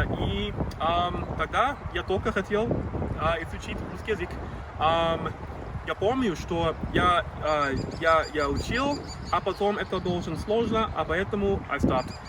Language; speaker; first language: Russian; non-native, learner; English